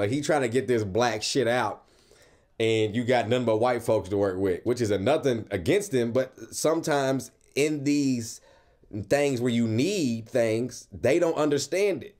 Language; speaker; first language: English; native; English